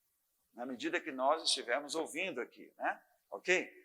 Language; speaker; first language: Portuguese; native; Portuguese